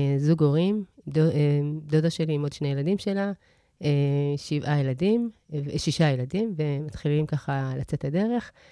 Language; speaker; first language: Hebrew; early bilingual, other home language; Amharic